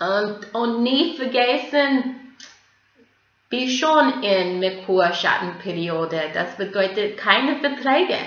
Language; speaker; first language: German; non-native, fluent; English